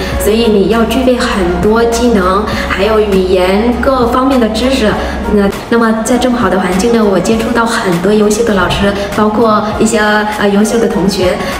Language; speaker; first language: Chinese; non-native, fluent; Vietnamese